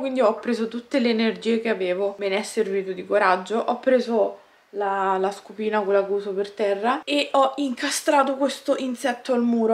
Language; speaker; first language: Italian; native; Italian